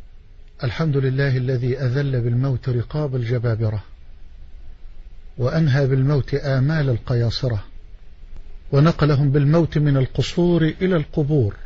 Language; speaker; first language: Arabic; native; Arabic